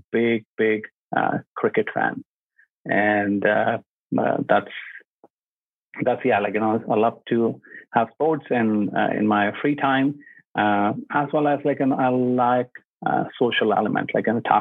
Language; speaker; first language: English; non-native, local second language; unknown